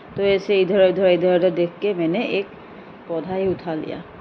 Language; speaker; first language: Hindi; non-native, local second language; Assamese